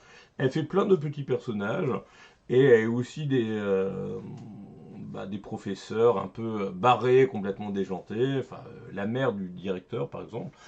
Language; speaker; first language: French; native; French